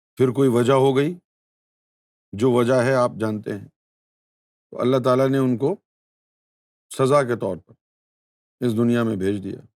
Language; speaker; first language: Urdu; native; Urdu